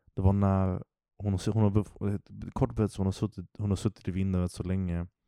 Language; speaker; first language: Swedish; early bilingual, other home language; Turkish